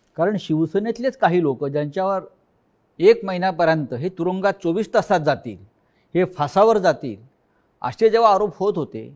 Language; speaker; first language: Marathi; native; Marathi